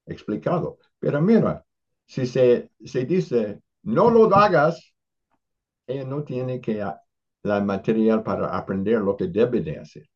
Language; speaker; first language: Spanish; non-native, fluent; English